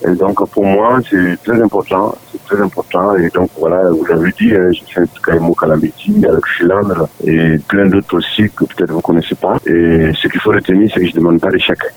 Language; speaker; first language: French; non-native, local second language; Dyula